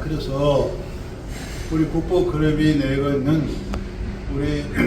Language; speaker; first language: Korean; native; Korean